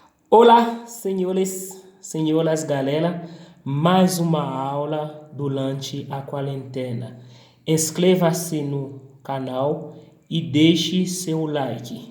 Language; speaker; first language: Portuguese; non-native, learner; Haitian Creole